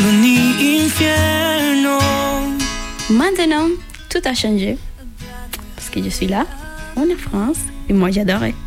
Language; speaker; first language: French; non-native, learner; Spanish